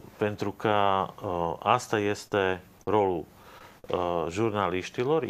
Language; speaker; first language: Romanian; non-native, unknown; Slovak